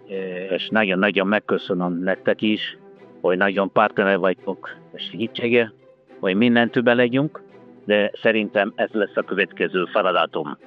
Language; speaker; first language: Hungarian; non-native, learner; Italian